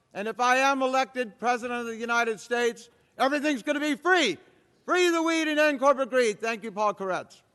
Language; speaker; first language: English; native; English